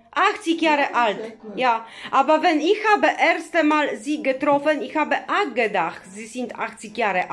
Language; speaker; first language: German; non-native, learner; Polish